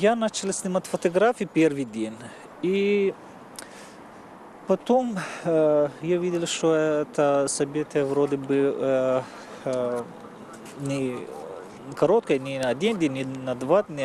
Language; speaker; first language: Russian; non-native, fluent; Persian